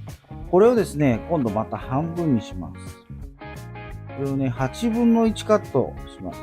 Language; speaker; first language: Japanese; native; Japanese